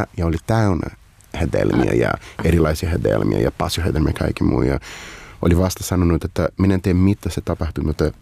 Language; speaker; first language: Finnish; non-native, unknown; Portuguese